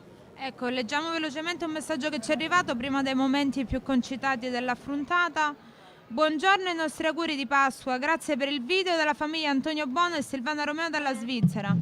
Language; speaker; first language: Italian; native; Italian